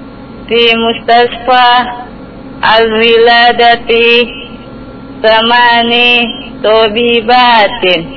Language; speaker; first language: Arabic; non-native, learner; Indonesian